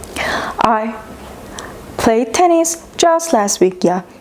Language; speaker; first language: English; non-native, fluent; Persian